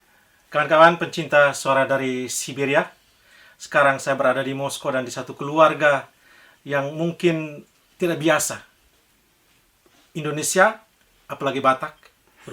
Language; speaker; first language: Indonesian; non-native, fluent; Russian